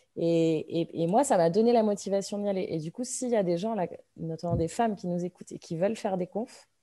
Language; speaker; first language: French; native; French